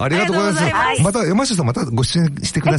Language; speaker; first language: Japanese; native; Japanese